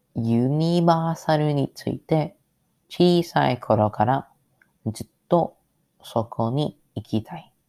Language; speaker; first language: Japanese; non-native, learner; English